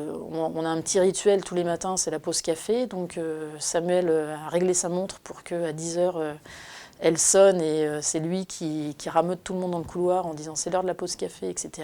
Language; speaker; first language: French; native; French